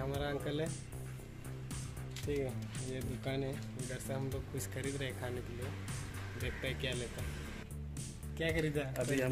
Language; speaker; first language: Hindi; non-native, local second language; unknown